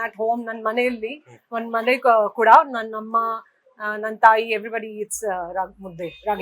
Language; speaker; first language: Kannada; non-native, learner; Hindi